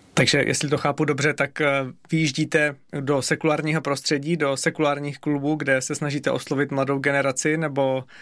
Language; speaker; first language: Czech; native; Czech